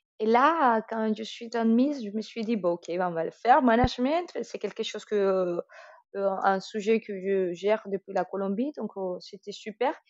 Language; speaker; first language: French; non-native, fluent; Spanish